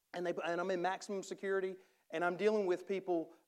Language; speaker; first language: English; native; English